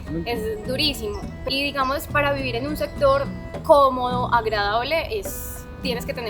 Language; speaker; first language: Spanish; native; Spanish